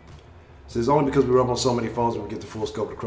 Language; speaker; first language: English; native; English